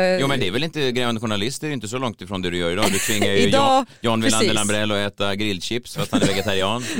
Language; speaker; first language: Swedish; native; Swedish